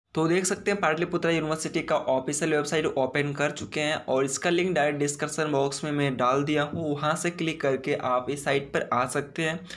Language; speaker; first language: Hindi; native; Hindi